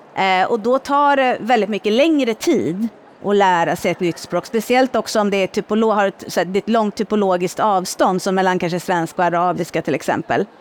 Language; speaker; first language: Swedish; native; Swedish